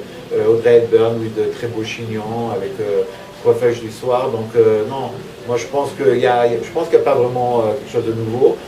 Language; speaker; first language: French; native; French